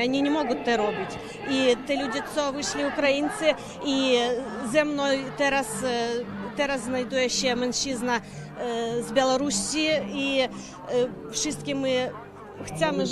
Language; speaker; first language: Polish; non-native, fluent; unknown